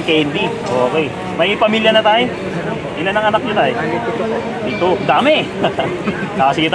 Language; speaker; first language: Filipino; native; Filipino